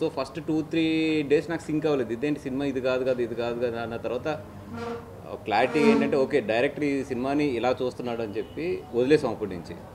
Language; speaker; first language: Telugu; native; Telugu